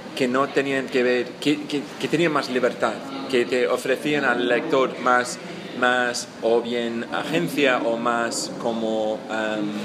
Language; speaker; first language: Spanish; non-native, fluent; English